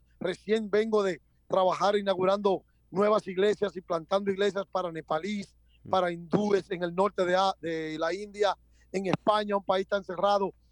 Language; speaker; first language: Spanish; native; Spanish